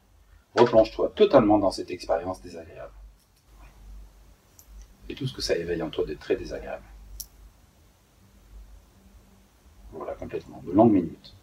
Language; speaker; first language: French; native; French